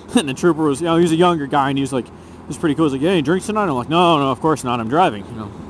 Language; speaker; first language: English; native; English